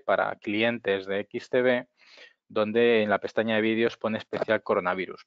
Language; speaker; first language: Spanish; native; Spanish